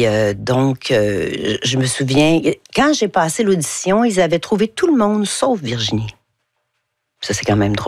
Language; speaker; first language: French; native; French